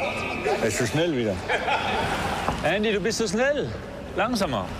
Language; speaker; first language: German; non-native, fluent; Danish